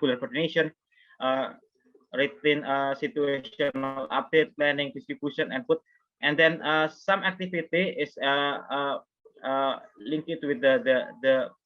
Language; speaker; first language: English; non-native, fluent; Indonesian